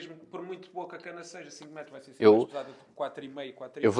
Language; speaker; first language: Portuguese; native; Portuguese